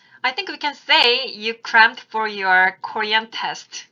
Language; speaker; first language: English; non-native, fluent; Korean